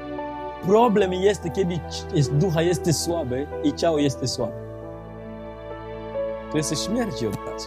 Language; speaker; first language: Polish; non-native, learner; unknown